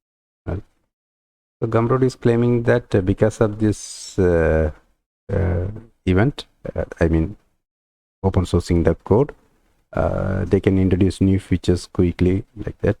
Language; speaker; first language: English; non-native, local second language; Tamil